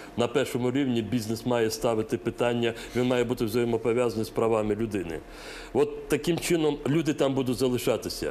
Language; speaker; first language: Ukrainian; non-native, local second language; Crimean Tatar